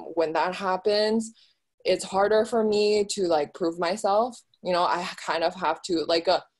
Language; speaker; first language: English; early bilingual, other home language; Chinese